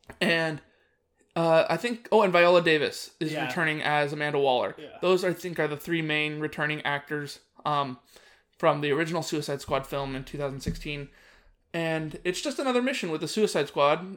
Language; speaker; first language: English; native; English